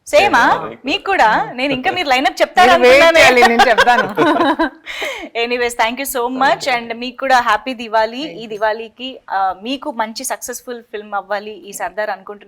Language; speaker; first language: Telugu; native; Telugu